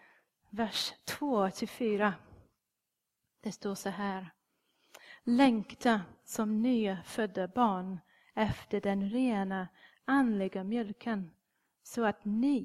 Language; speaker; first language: Swedish; non-native, fluent; English